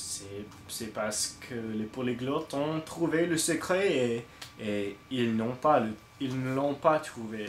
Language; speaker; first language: French; non-native, learner; English